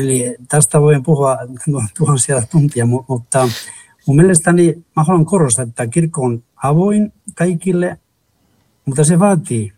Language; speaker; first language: Finnish; non-native, fluent; Spanish